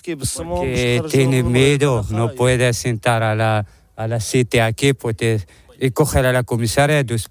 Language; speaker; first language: Spanish; non-native, learner; Arabic